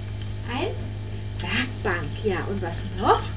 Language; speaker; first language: German; native; German